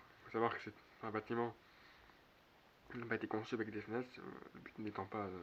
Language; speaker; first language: French; native; French